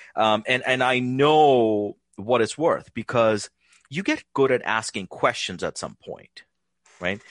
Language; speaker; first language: English; non-native, local second language; Hindi